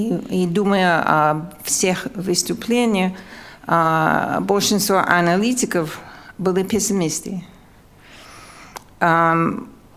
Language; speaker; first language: Russian; non-native, fluent; English